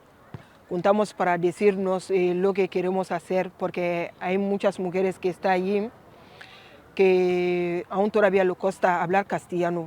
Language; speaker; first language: Spanish; non-native, learner; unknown